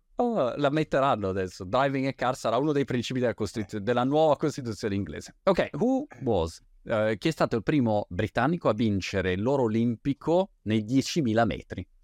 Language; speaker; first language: Italian; native; Italian